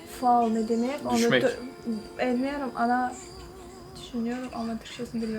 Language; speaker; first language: Turkish; non-native, learner; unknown